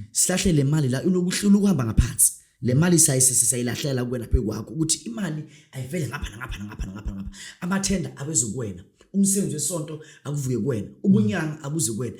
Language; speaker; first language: Zulu; non-native, local second language; Northern Sotho